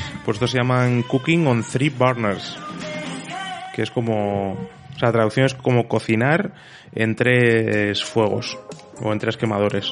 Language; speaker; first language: Spanish; native; Spanish